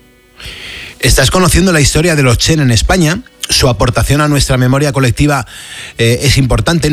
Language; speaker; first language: Spanish; native; Spanish